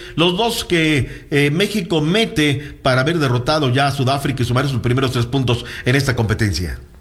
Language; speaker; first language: Spanish; native; Spanish